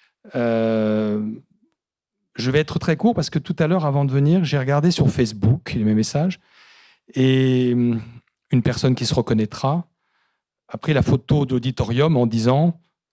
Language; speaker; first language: French; native; French